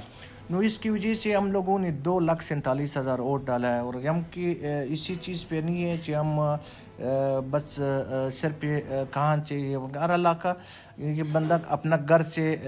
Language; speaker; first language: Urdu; non-native, local second language; Pashto